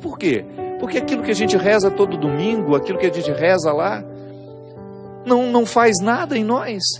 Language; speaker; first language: Portuguese; native; Portuguese